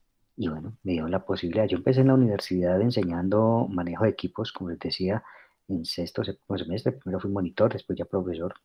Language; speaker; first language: Spanish; native; Spanish